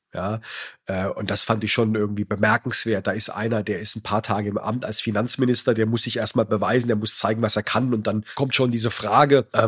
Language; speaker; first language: German; native; German